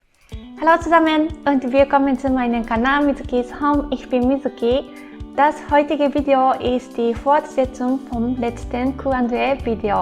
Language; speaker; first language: German; non-native, fluent; Japanese